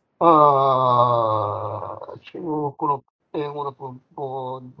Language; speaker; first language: Japanese; non-native, fluent; Chinese